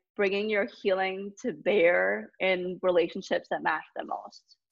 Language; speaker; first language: English; native; English